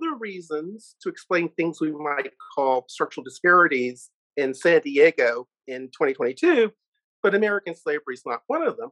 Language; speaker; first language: English; native; English